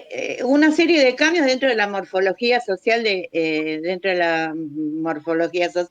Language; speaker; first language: Spanish; native; Spanish